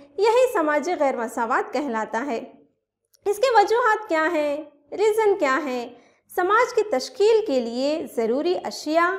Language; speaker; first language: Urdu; native; Urdu